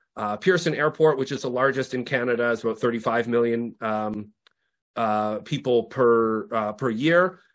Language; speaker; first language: English; native; English